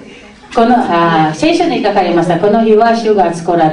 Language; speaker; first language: Japanese; non-native, fluent; Filipino